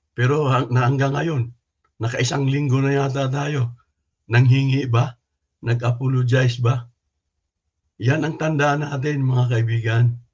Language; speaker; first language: Filipino; non-native, local second language; Cebuano